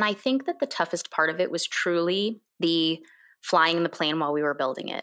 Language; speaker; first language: English; early bilingual, other home language; Korean